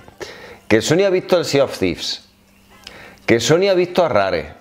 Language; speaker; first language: Spanish; native; Spanish